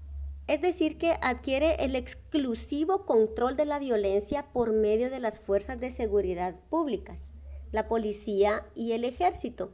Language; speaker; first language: Spanish; native; Spanish